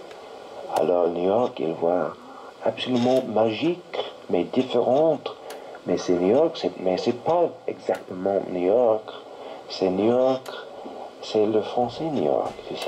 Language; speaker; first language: French; non-native, learner; English